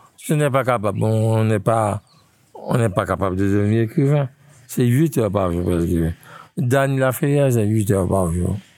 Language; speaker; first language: French; non-native, local second language; Haitian Creole